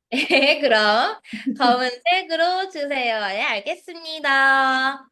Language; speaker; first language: Korean; non-native, fluent; Filipino